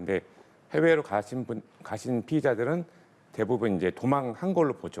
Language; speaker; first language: Korean; native; Korean